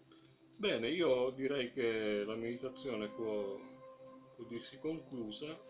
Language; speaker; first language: Italian; native; Italian